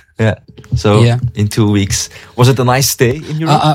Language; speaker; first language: English; non-native, fluent; Dutch